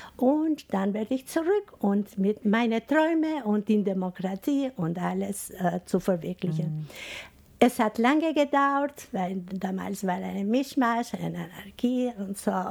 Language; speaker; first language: German; non-native, fluent; Albanian